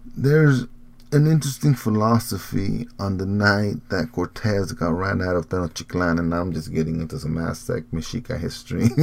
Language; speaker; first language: English; early bilingual, heritage; Spanish